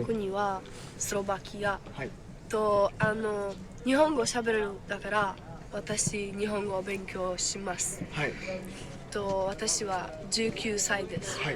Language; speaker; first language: Japanese; non-native, learner; Slovak